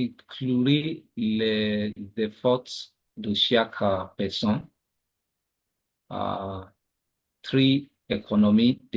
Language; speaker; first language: French; non-native, learner; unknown